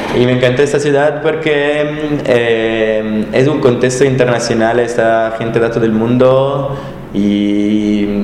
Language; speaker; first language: Spanish; non-native, learner; Italian